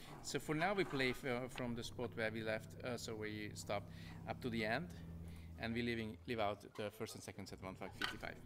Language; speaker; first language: English; non-native, fluent; Hungarian